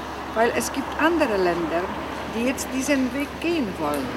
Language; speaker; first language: German; non-native, fluent; Polish